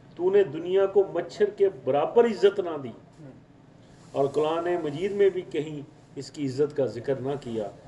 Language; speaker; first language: Urdu; non-native, local second language; Punjabi